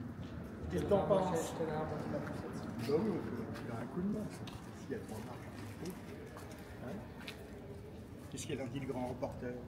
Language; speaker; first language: French; native; French